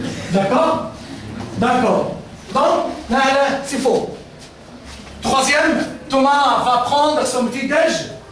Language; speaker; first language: French; non-native, fluent; Arabic